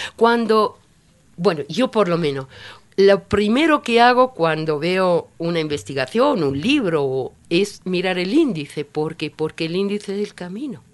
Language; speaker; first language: Spanish; non-native, fluent; Italian